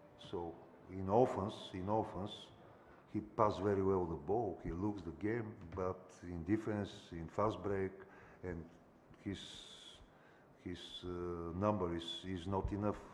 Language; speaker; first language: English; non-native, fluent; Bulgarian